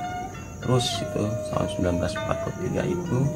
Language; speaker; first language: Indonesian; native; Indonesian